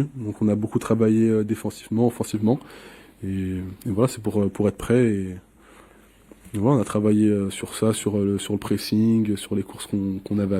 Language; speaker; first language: French; native; French